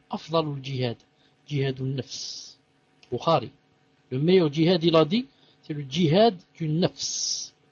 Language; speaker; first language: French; non-native, local second language; Arabic